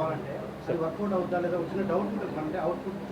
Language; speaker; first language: Telugu; non-native, fluent; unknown